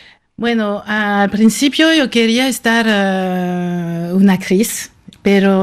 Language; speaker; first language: Spanish; non-native, fluent; French